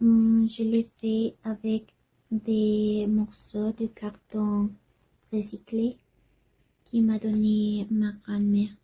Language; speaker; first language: French; non-native, learner; Spanish